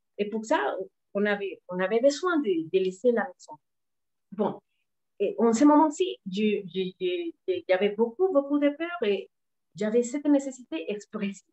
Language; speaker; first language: French; non-native, learner; Spanish